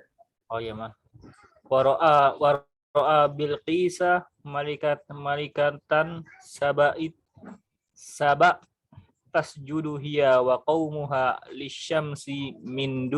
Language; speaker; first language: Arabic; non-native, learner; Indonesian